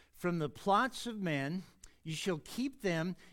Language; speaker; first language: English; native; English